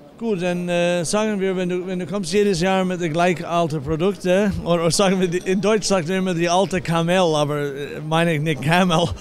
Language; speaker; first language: German; non-native, fluent; English